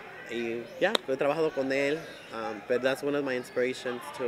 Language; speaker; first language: English; early bilingual, other home language; Spanish